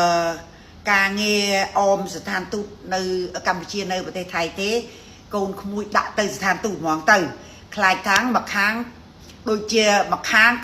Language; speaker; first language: Khmer; native; Khmer